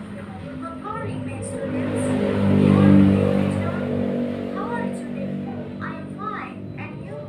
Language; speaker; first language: English; non-native, learner; Indonesian